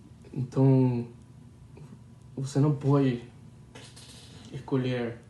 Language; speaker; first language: Portuguese; non-native, learner; Spanish